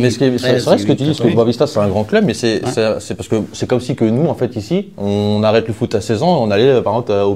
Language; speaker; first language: French; native; French